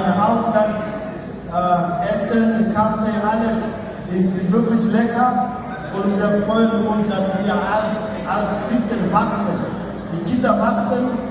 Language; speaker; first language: German; non-native, fluent; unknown